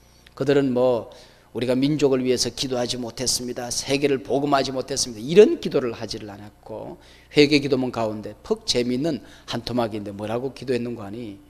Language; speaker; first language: Korean; native; Korean